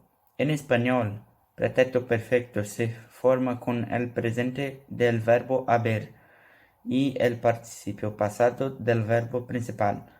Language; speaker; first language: Spanish; non-native, learner; Portuguese